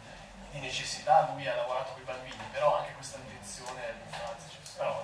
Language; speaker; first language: Italian; native; Italian